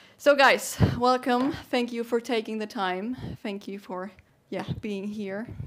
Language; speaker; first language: English; non-native, fluent; German